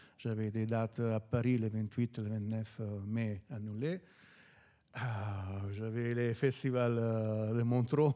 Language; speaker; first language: French; non-native, fluent; Italian